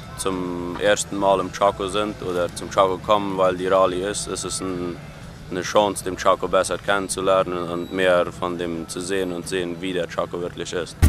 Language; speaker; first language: German; non-native, local second language; Plautdietsch